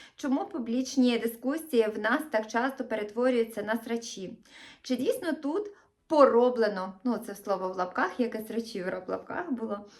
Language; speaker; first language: Ukrainian; native; Ukrainian